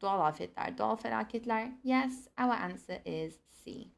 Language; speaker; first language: English; non-native, fluent; Turkish